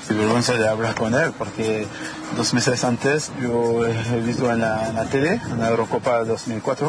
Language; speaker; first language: Spanish; non-native, learner; French